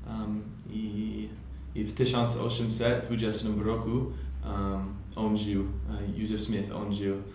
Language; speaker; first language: Polish; non-native, learner; English